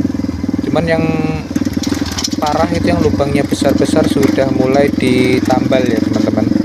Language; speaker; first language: Indonesian; native; Indonesian